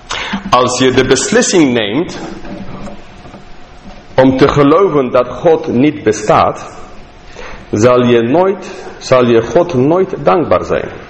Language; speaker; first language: Dutch; non-native, fluent; English